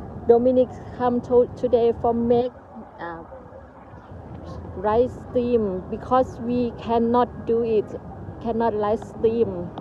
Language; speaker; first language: English; non-native, learner; Thai